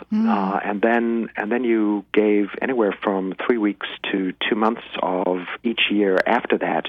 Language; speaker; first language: English; native; English